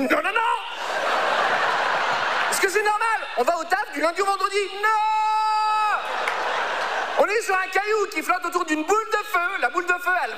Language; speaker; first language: French; early bilingual, other home language; Arabic